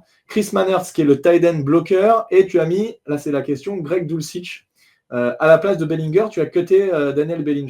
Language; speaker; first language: French; native; French